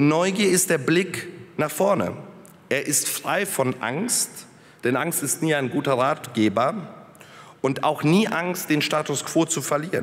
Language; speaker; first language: German; early bilingual, other home language; Polish